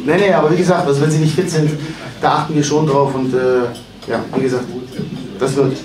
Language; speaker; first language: German; native; German